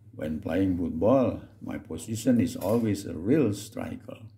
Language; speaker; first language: English; non-native, fluent; Indonesian